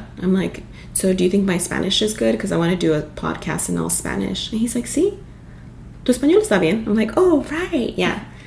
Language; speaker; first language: English; early bilingual, other home language; Spanish